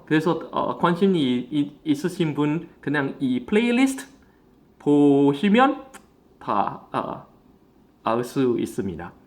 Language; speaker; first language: Korean; non-native, fluent; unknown